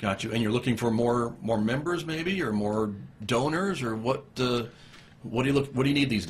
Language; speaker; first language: English; native; English